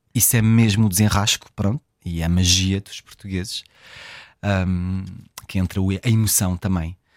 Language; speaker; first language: Portuguese; early bilingual, heritage; French